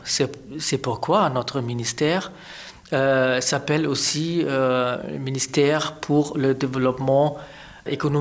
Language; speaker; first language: French; non-native, fluent; German